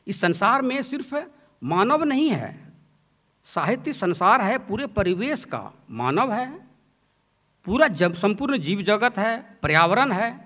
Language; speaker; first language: Hindi; native; Hindi